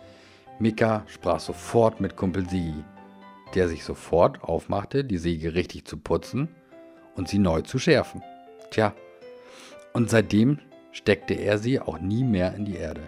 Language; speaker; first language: German; native; German